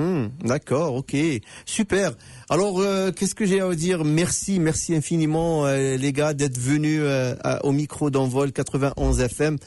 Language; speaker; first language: French; native; French